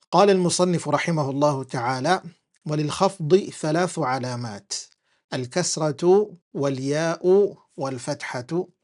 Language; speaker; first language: Arabic; non-native, fluent; English